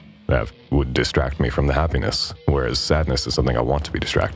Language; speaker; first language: English; native; English